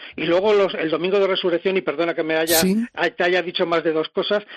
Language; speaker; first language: Spanish; native; Spanish